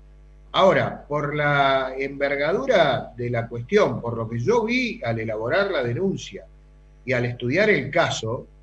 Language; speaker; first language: Spanish; native; Spanish